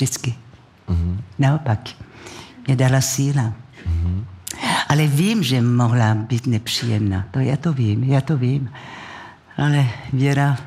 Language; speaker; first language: Czech; non-native, fluent; French